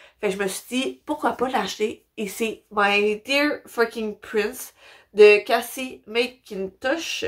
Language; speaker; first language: French; native; French